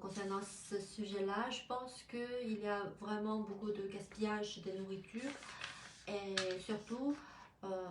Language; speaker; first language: French; non-native, fluent; Chinese